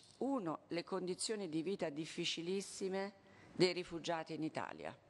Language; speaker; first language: Italian; native; Italian